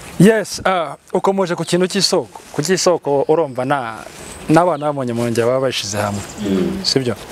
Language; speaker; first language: Kinyarwanda; native; Kinyarwanda